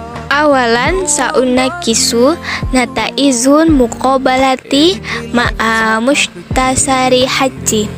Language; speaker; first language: Arabic; non-native, learner; Indonesian